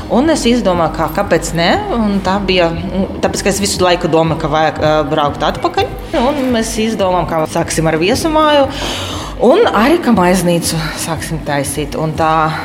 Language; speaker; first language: Latvian; non-native, local second language; Russian